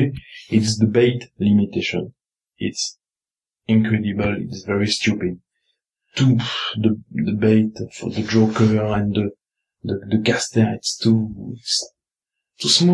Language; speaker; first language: English; non-native, learner; French